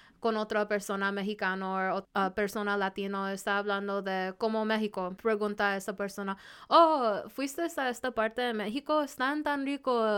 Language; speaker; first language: Spanish; early bilingual, heritage; Spanish